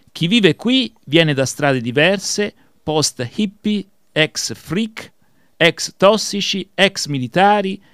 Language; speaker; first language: Italian; native; Italian